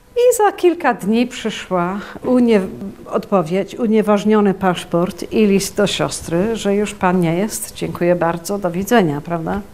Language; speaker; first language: Polish; early bilingual, heritage; Polish